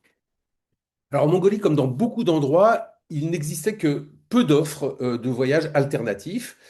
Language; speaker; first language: French; native; French